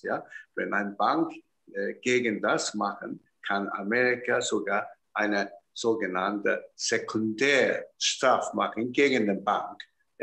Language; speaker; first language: German; non-native, fluent; Chinese